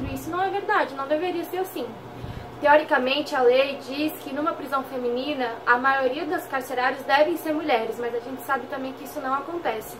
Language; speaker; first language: Portuguese; native; Portuguese